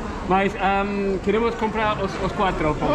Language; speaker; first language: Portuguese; non-native, learner; English